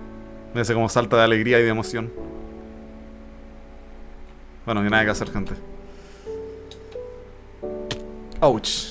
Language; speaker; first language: Spanish; native; Spanish